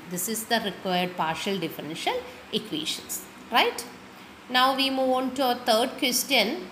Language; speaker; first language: English; non-native, local second language; Malayalam